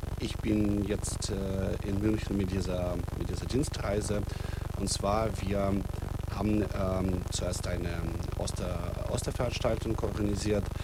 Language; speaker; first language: German; non-native, fluent; Russian